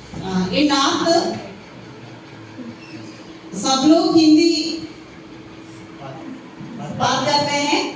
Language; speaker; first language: Hindi; non-native, local second language; Telugu